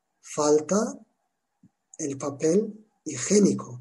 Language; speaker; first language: Spanish; non-native, learner; Turkish